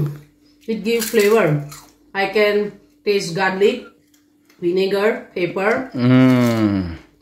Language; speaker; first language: English; non-native, local second language; Gujarati